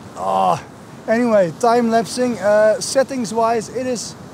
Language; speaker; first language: English; non-native, fluent; Dutch